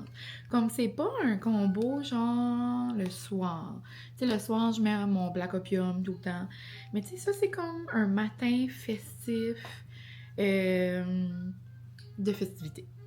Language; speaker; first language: French; native; French